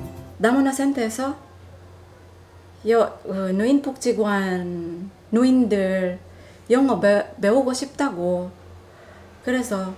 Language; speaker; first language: Korean; non-native, fluent; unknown